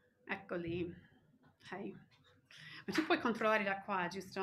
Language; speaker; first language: Italian; non-native, fluent; English